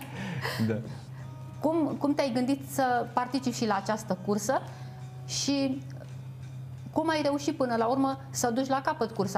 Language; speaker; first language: Romanian; native; Romanian